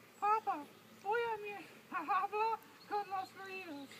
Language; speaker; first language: Spanish; non-native, learner; English